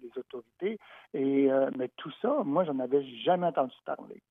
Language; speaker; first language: French; native; French